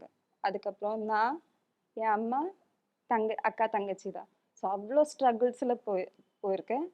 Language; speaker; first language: Tamil; non-native, local second language; Malayalam